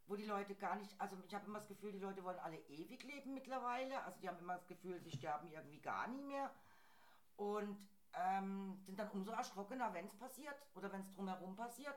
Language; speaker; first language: German; native; German